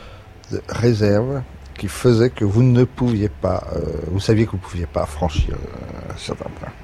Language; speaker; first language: French; native; French